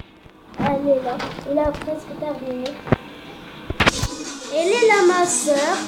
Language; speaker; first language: French; non-native, learner; Arabic